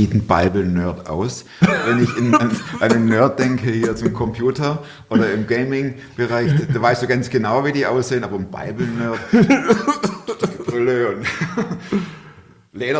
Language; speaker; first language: German; native; German